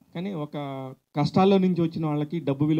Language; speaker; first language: Telugu; native; Telugu